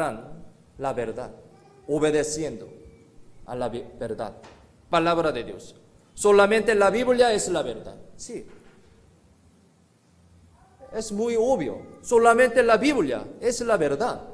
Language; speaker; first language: Spanish; non-native, learner; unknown